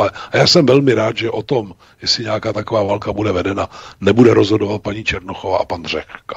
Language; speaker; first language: Czech; native; Czech